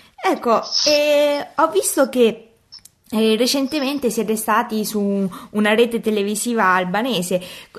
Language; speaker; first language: Italian; native; Italian